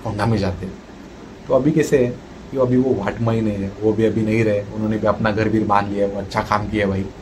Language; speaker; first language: Hindi; non-native, local second language; Marathi